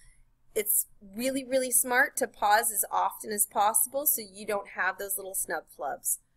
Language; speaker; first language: English; native; English